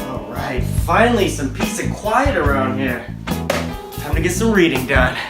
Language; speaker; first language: English; native; English